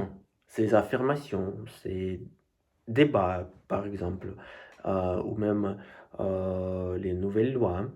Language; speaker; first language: French; non-native, fluent; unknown